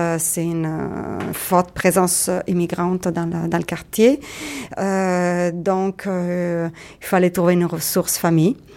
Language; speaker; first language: French; native; French